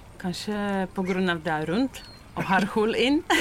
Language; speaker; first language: Norwegian; non-native, learner; Polish